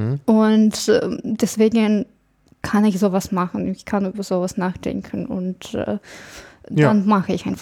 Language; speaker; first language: German; non-native, fluent; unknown